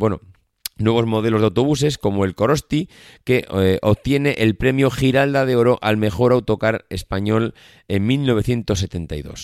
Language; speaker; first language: Spanish; native; Spanish